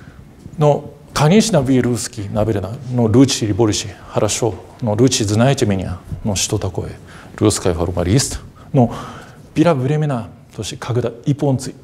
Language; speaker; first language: Russian; non-native, fluent; Japanese